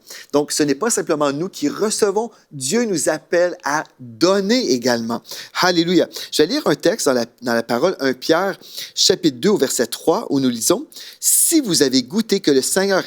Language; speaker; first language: French; native; French